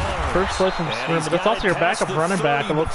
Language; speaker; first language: English; native; English